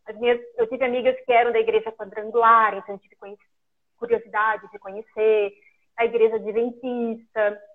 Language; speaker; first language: Portuguese; native; Portuguese